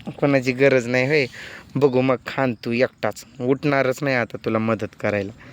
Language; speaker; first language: Marathi; non-native, local second language; Lambadi